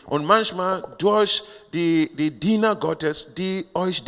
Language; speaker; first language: German; non-native, learner; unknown